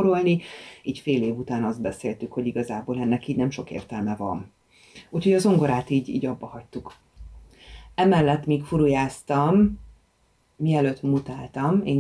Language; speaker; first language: Hungarian; native; Hungarian